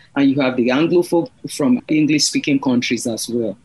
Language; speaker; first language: English; non-native, local second language; Yoruba